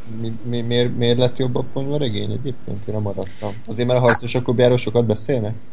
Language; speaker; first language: Hungarian; native; Hungarian